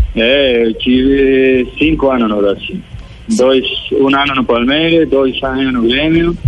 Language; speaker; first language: Spanish; native; Spanish